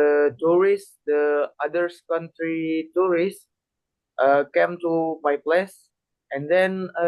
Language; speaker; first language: English; non-native, learner; Indonesian